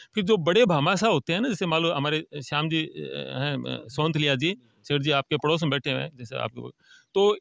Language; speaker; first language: Hindi; native; Hindi